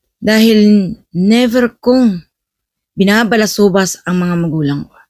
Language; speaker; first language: Filipino; native; Filipino